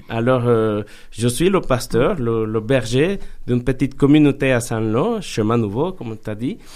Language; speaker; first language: French; non-native, fluent; Spanish